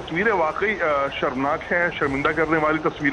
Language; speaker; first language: Hindi; native; Hindi